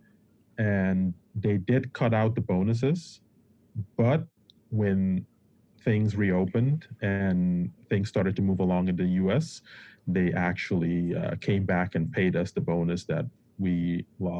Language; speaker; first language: English; non-native, fluent; Papiamento